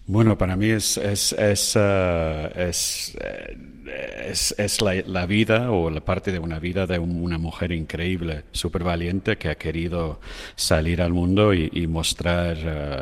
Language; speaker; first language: Spanish; non-native, fluent; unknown